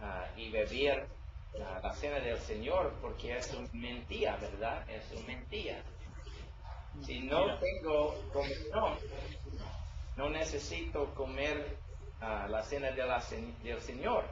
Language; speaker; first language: Spanish; non-native, learner; English